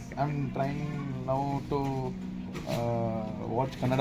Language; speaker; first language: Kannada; non-native, learner; Telugu